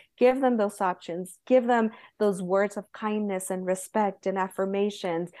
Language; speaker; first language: English; early bilingual, other home language; Spanish